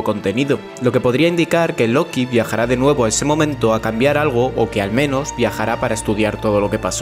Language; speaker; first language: Spanish; native; Spanish